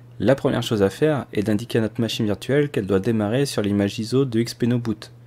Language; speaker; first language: French; native; French